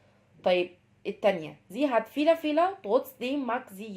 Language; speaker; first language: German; non-native, fluent; Arabic